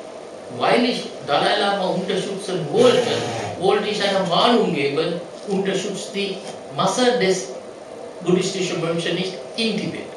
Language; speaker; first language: German; non-native, learner; Sinhala